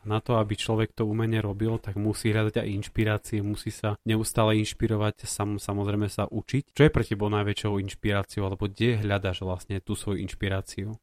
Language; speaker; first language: Slovak; native; Slovak